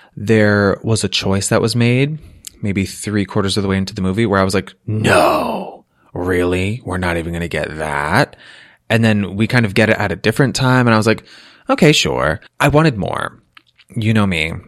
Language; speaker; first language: English; native; English